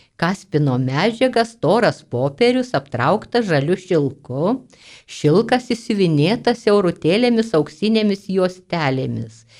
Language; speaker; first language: Lithuanian; native; Lithuanian